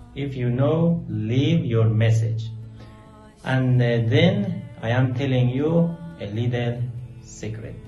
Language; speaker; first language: English; non-native, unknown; Persian